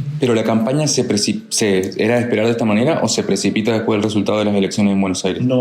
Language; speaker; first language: Spanish; native; Spanish